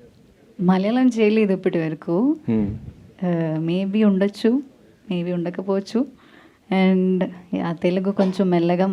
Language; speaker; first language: Telugu; non-native, learner; Malayalam